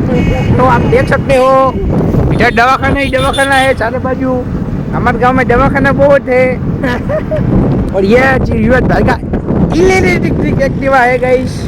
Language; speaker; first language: Hindi; non-native, local second language; Gujarati